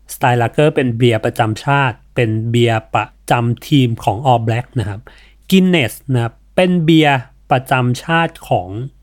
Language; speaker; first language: Thai; native; Thai